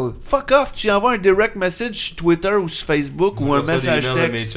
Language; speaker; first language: French; native; French